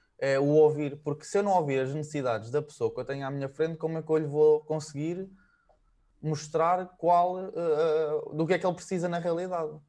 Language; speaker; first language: Portuguese; native; Portuguese